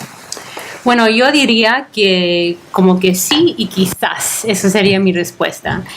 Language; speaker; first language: Spanish; native; Spanish